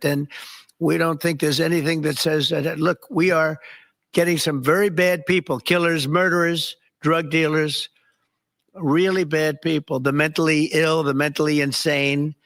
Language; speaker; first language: English; native; English